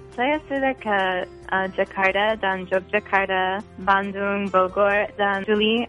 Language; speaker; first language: Indonesian; non-native, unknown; English